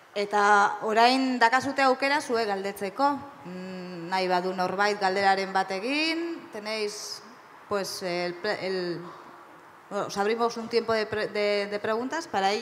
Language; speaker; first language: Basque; non-native, local second language; Spanish